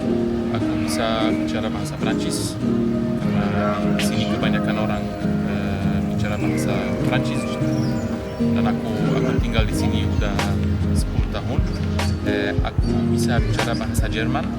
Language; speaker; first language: Indonesian; non-native, fluent; Polish